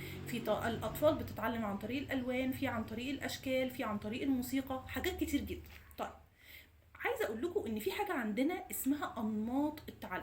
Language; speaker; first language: Arabic; native; Arabic